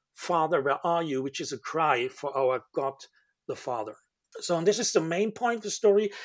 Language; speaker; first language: English; non-native, fluent; German